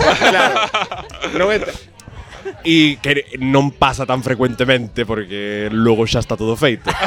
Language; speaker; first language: Galician; non-native, local second language; Spanish